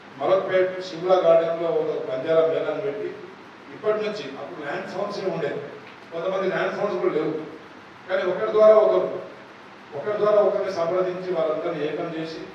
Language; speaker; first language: Telugu; non-native, local second language; Lambadi